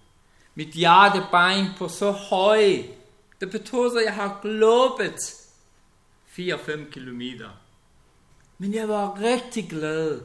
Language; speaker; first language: Danish; non-native, learner; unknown